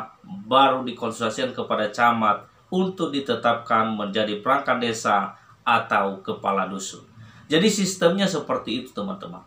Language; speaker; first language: Indonesian; native; Indonesian